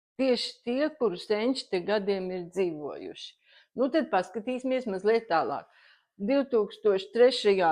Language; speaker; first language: Latvian; native; Latvian